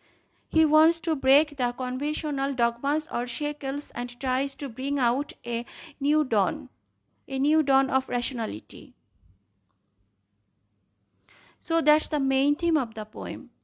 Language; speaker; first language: English; non-native, local second language; Bangla